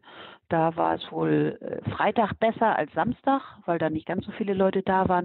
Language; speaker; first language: German; native; German